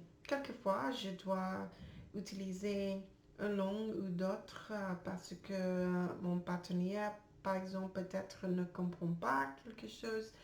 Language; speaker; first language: French; non-native, learner; English